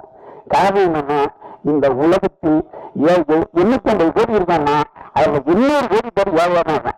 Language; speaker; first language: Tamil; native; Tamil